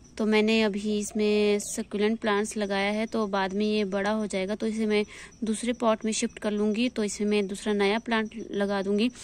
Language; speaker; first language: Hindi; native; Hindi